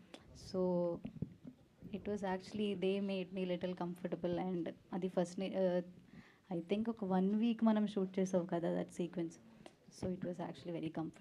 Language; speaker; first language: Telugu; non-native, learner; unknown